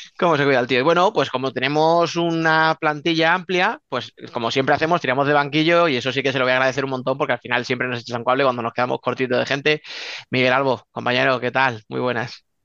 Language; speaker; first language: Spanish; native; Spanish